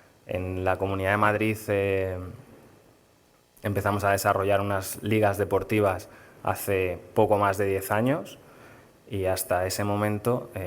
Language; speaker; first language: Spanish; native; Spanish